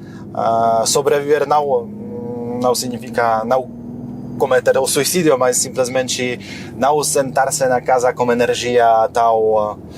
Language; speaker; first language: Portuguese; non-native, fluent; Polish